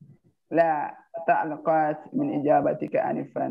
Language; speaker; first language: Arabic; non-native, learner; Indonesian